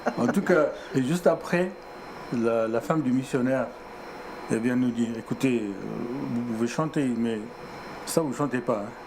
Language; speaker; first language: French; non-native, fluent; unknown